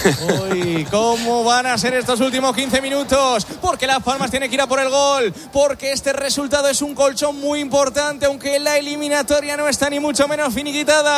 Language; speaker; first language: Spanish; native; Spanish